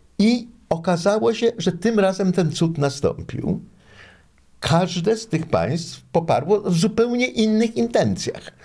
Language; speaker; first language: Polish; native; Polish